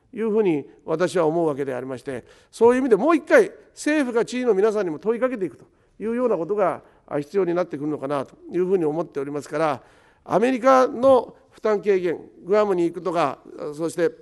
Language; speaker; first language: Japanese; native; Japanese